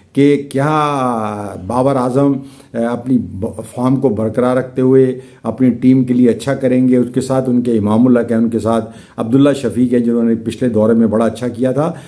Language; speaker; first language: Urdu; native; Urdu